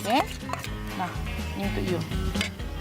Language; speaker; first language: Malay; native; Malay